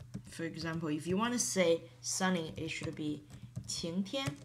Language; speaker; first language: English; non-native, fluent; Chinese